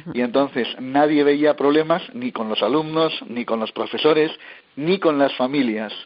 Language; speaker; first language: Spanish; native; Spanish